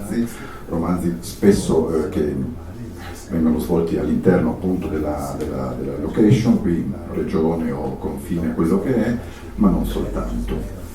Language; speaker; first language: Italian; native; Italian